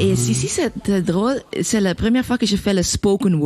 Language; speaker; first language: French; non-native, learner; Dutch